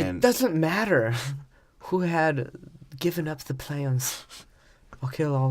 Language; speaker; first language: English; native; English